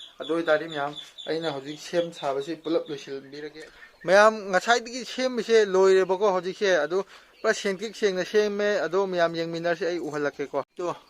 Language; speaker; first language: Manipuri; non-native, local second language; Rongmei Naga